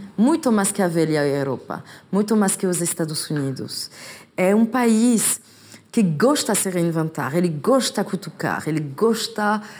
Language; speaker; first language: Portuguese; non-native, fluent; French